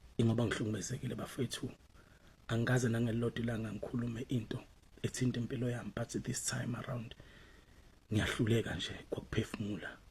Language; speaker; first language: Zulu; native; Zulu